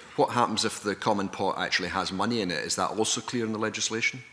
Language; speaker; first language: English; native; English